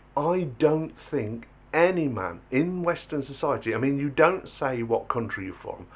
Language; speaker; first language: English; native; English